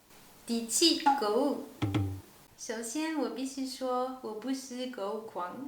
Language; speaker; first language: Chinese; non-native, fluent; French